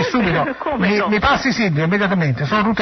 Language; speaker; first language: Italian; native; Italian